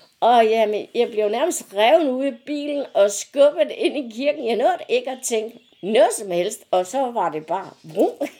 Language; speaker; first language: Danish; native; Danish